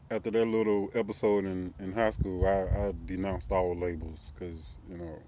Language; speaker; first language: English; native; English